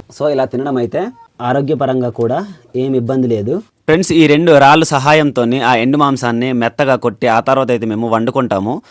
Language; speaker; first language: Telugu; non-native, local second language; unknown